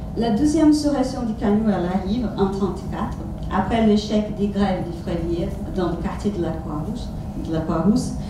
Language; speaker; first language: French; non-native, fluent; Portuguese